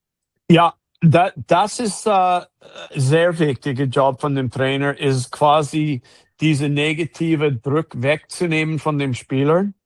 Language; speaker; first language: German; non-native, fluent; English